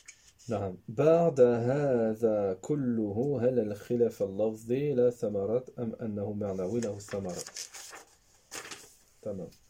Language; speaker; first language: Arabic; non-native, fluent; French